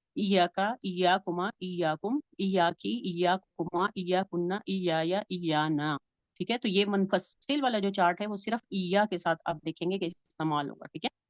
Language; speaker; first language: Urdu; native; Urdu